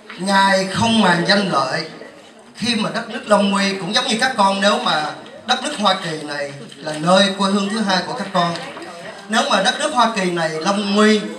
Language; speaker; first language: Vietnamese; native; Vietnamese